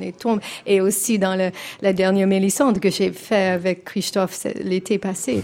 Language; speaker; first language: French; non-native, fluent; English